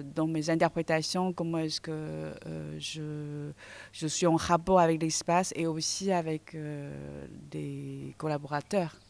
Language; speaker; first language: French; non-native, fluent; Chinese